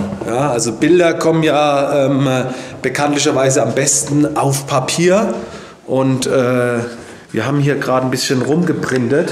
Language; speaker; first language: German; native; German